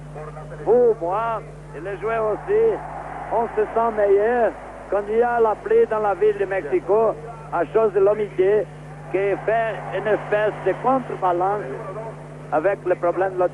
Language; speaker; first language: French; non-native, fluent; Portuguese